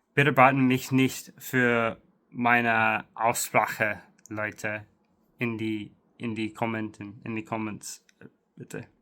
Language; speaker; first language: German; non-native, learner; English